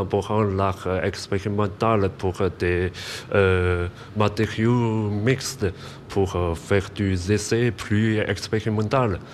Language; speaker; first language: French; non-native, learner; Chinese